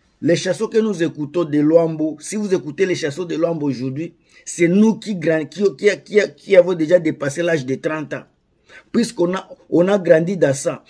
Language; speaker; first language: French; non-native, local second language; Lingala